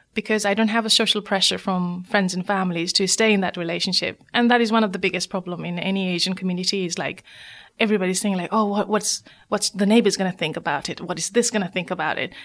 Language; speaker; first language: English; non-native, local second language; Nepali